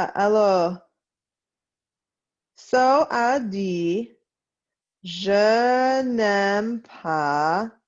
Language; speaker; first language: French; non-native, fluent; English